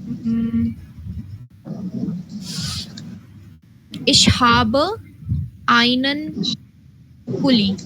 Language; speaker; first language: German; non-native, fluent; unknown